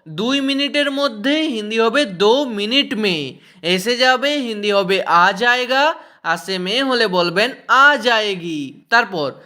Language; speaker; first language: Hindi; non-native, fluent; Bangla